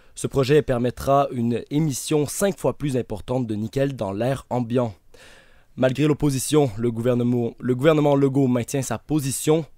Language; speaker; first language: French; native; French